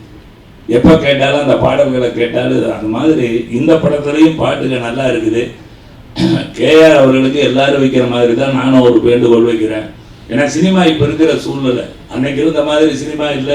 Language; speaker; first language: Tamil; native; Tamil